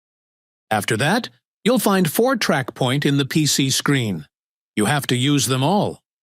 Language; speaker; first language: English; non-native, local second language; Bangla